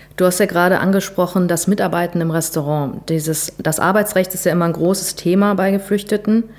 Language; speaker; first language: German; native; German